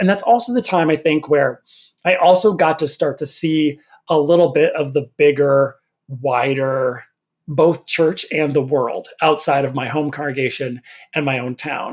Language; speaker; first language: English; native; English